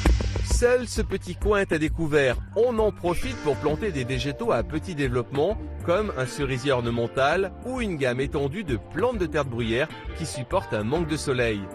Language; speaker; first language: French; native; French